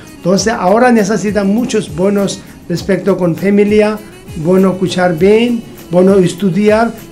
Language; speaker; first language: Spanish; non-native, learner; Tibetan